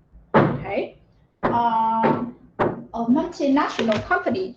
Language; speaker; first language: English; non-native, fluent; Vietnamese